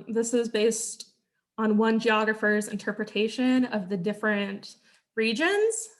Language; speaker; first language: English; native; English